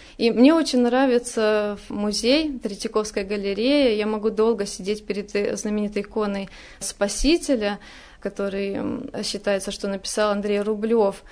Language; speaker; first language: Russian; native; Russian